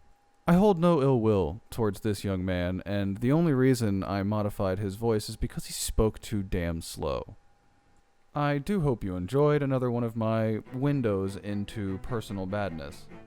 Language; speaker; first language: English; native; English